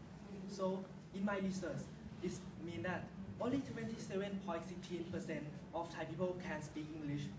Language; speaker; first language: English; non-native, learner; Thai